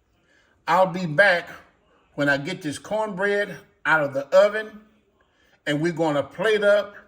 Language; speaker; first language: English; native; English